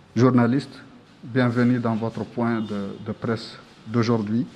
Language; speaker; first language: French; non-native, local second language; Arabic